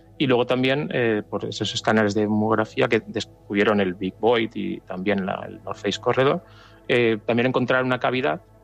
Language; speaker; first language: Spanish; native; Spanish